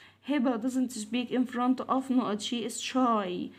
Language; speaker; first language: English; non-native, fluent; Arabic